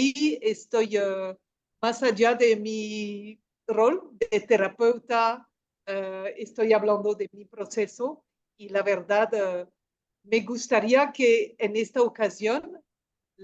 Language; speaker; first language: Spanish; non-native, fluent; French